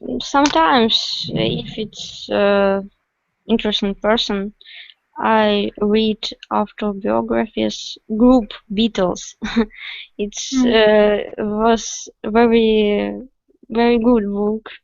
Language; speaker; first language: English; non-native, learner; Russian